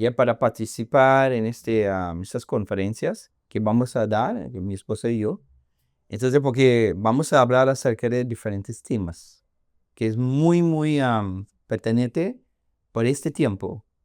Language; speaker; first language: Spanish; non-native, learner; English